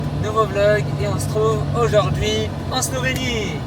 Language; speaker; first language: French; native; French